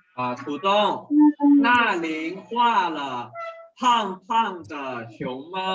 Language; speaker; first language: Chinese; non-native, fluent; Thai